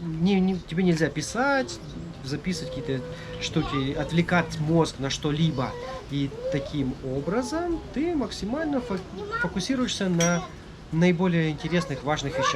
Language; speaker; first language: Russian; native; Russian